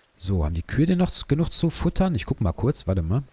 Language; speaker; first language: German; native; German